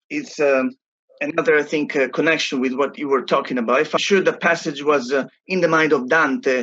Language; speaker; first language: English; non-native, fluent; Italian